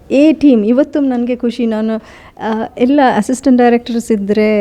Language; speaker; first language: Kannada; non-native, fluent; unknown